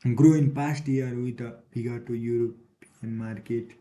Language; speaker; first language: English; non-native, local second language; Nepali